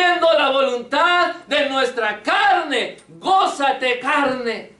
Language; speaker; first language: Spanish; native; Spanish